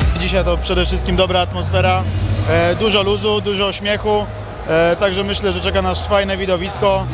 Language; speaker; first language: Polish; native; Polish